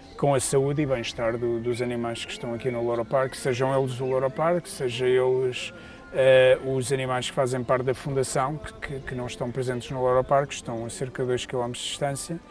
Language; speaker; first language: Portuguese; native; Portuguese